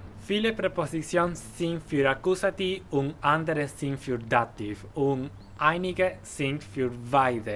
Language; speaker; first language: German; non-native, fluent; Spanish